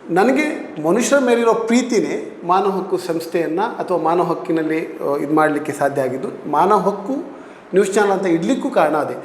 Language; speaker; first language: Kannada; native; Kannada